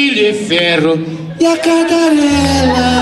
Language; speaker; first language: Italian; non-native, fluent; Portuguese